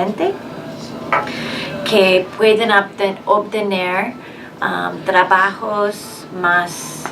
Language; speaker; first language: Spanish; non-native, fluent; English